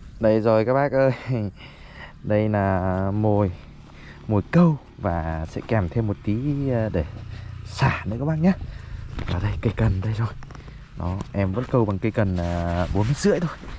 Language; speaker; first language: Vietnamese; native; Vietnamese